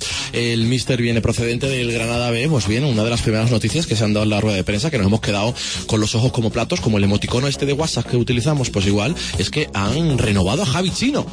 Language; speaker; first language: Spanish; native; Spanish